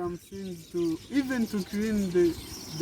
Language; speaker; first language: English; non-native, learner; Kinyarwanda